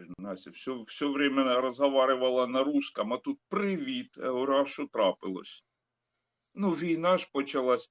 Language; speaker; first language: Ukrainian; non-native, local second language; Russian